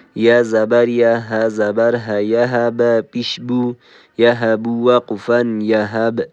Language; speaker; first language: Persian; native; Persian